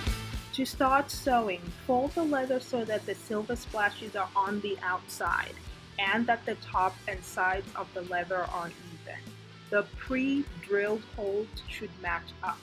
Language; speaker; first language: English; native; English